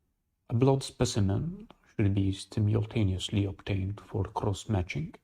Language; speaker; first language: English; non-native, fluent; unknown